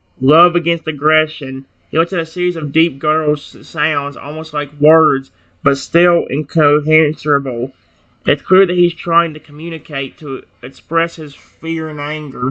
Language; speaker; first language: English; native; English